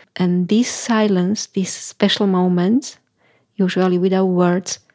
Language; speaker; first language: English; non-native, fluent; Slovak